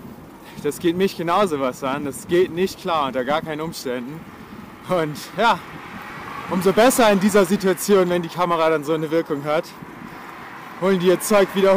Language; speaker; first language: German; native; German